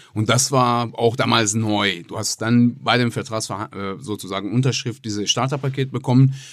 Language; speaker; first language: German; non-native, fluent; Persian